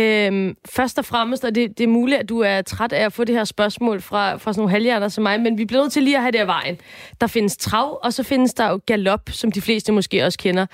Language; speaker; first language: Danish; native; Danish